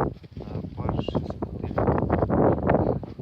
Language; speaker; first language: Russian; native; Russian